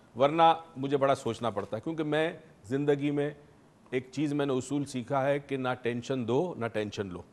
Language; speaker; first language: Urdu; native; Urdu